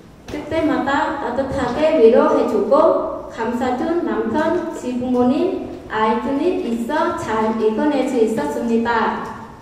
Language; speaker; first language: Korean; non-native, fluent; Vietnamese